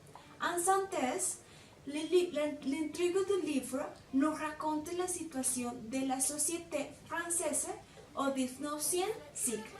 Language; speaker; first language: French; non-native, fluent; Spanish